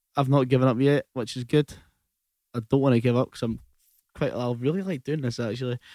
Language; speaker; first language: English; native; English